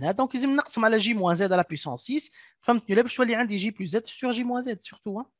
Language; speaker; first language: French; non-native, local second language; Arabic